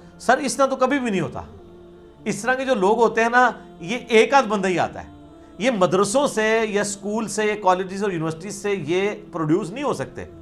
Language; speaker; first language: Urdu; non-native, local second language; Punjabi